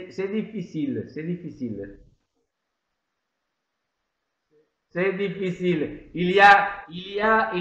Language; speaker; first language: French; non-native, learner; Italian